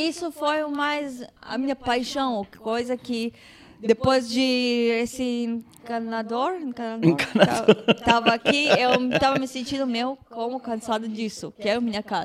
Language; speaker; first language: Portuguese; non-native, fluent; Hebrew